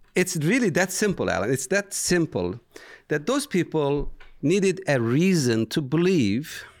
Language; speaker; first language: English; non-native, fluent; Turkish